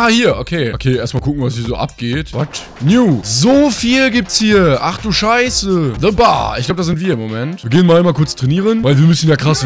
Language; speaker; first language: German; native; German